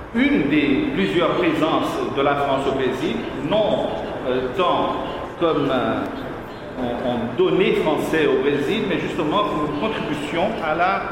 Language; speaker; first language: French; non-native, fluent; Portuguese